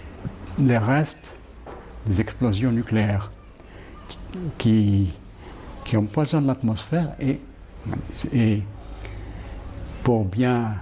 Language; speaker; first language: French; non-native, local second language; Arabic